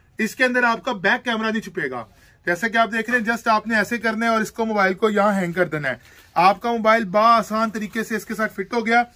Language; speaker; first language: Urdu; non-native, local second language; Punjabi